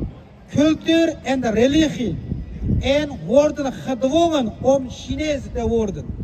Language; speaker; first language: Dutch; non-native, fluent; Uyghur